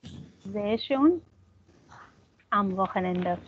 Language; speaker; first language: German; non-native, fluent; Hindi